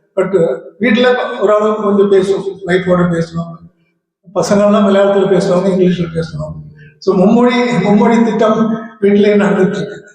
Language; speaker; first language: Tamil; non-native, local second language; Malayalam